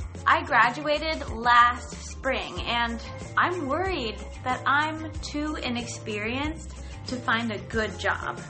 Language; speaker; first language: English; native; English